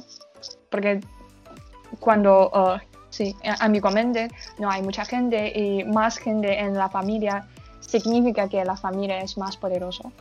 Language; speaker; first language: Spanish; non-native, learner; Chinese